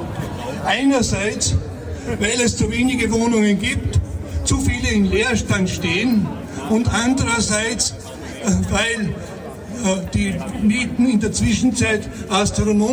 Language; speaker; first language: German; native; German